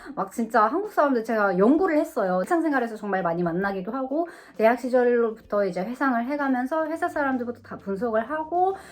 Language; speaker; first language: Korean; non-native, fluent; Russian